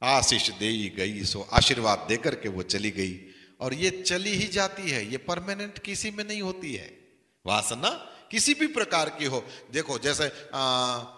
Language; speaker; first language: Hindi; non-native, local second language; Gujarati